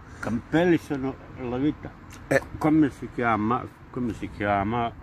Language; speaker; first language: Italian; non-native, learner; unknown